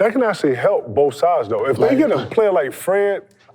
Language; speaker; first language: English; native; English